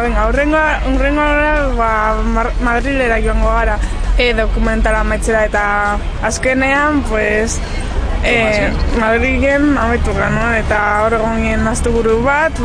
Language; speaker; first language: Basque; non-native, local second language; Spanish